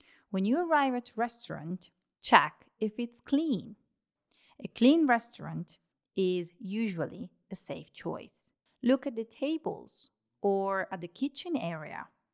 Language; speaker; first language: English; non-native, fluent; Italian